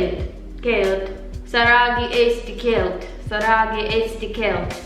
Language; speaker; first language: Estonian; non-native, learner; English